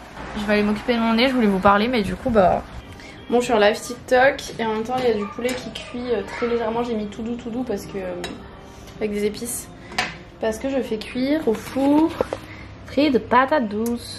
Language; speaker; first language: French; native; French